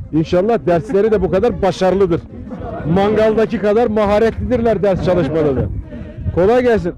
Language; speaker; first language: Turkish; native; Turkish